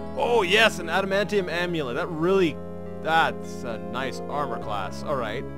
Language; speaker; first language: English; native; English